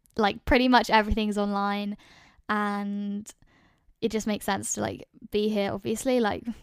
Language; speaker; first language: English; native; English